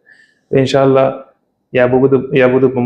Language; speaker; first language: Russian; non-native, fluent; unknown